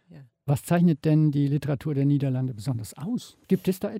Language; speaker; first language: German; native; German